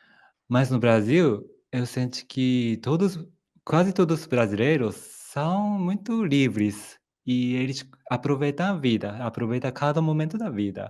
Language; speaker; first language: Portuguese; non-native, fluent; Japanese